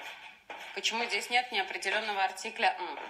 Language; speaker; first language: Russian; native; Russian